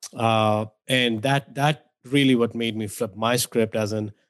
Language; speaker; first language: English; non-native, local second language; Hindi